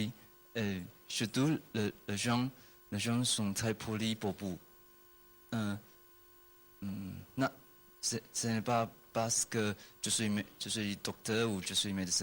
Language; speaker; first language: French; non-native, learner; Chinese